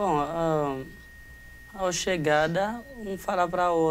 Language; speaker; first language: Portuguese; non-native, fluent; Haitian Creole